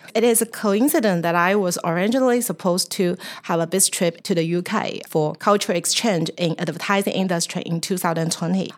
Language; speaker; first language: English; non-native, fluent; Chinese